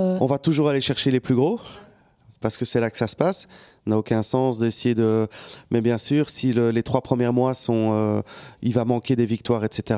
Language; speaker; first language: French; native; French